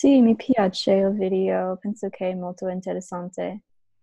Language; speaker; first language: Italian; non-native, learner; English